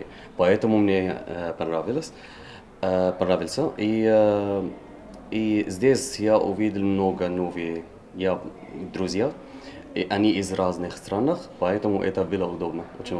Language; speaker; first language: Russian; non-native, learner; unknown